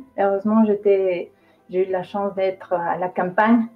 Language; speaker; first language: French; non-native, fluent; Spanish